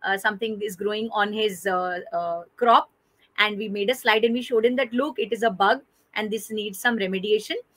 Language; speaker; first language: English; non-native, local second language; Hindi